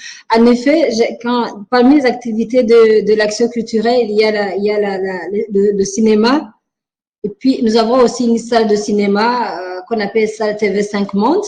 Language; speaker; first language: French; non-native, local second language; Rundi